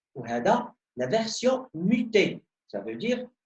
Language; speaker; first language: French; non-native, local second language; Arabic